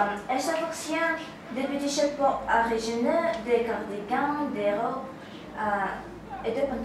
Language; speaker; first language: French; non-native, learner; Russian